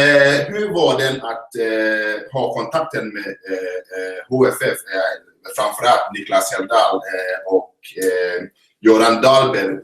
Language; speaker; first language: Swedish; non-native, fluent; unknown